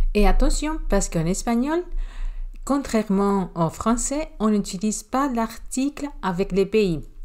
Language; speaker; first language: French; non-native, fluent; Spanish